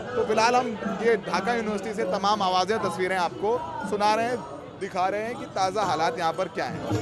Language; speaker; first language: Hindi; native; Hindi